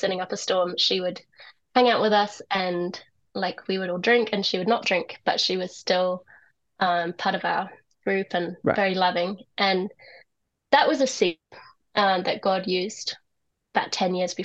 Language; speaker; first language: English; native; English